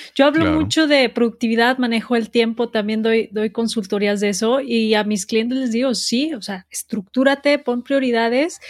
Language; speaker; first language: Spanish; native; Spanish